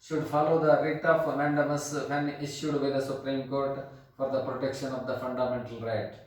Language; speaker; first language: English; non-native, local second language; Kannada